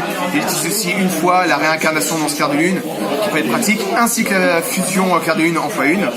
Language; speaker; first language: French; native; French